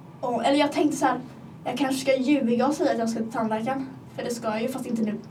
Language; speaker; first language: Swedish; early bilingual, other home language; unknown